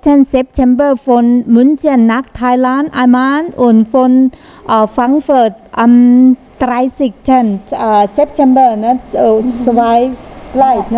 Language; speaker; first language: German; non-native, learner; Thai